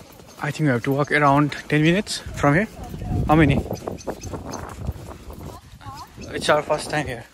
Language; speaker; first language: English; non-native, learner; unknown